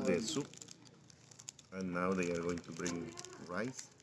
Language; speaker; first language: English; non-native, learner; Spanish